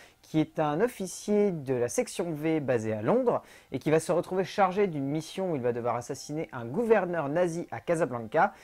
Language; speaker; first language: French; native; French